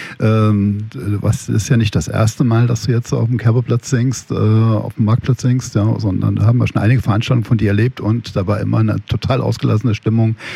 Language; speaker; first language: German; native; German